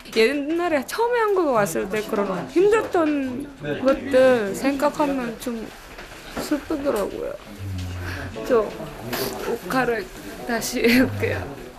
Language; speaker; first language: Korean; non-native, fluent; Indonesian